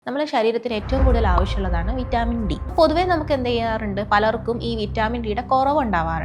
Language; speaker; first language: Malayalam; native; Malayalam